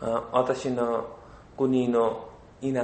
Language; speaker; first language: Japanese; non-native, learner; Bangla